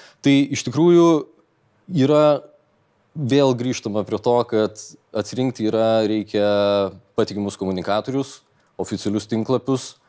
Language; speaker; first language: Lithuanian; native; Lithuanian